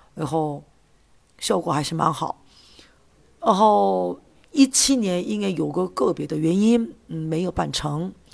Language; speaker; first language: Chinese; non-native, fluent; Korean